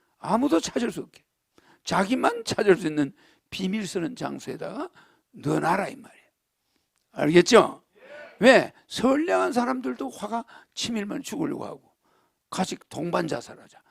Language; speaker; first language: Korean; native; Korean